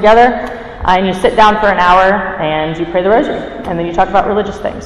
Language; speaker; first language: English; native; English